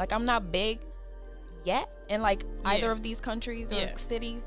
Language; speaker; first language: English; non-native, local second language; Akan